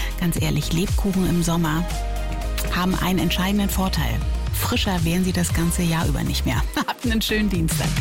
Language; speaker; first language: German; native; German